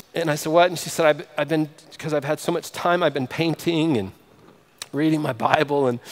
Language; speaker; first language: English; native; English